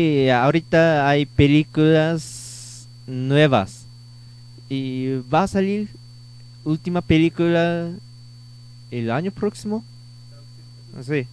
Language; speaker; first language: Spanish; non-native, learner; Japanese